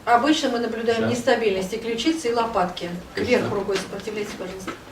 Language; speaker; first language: Russian; native; Russian